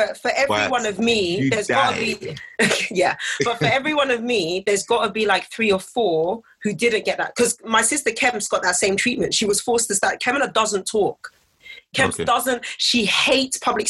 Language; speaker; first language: English; native; English